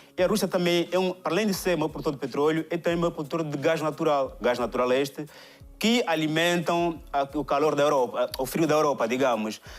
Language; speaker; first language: Portuguese; native; Portuguese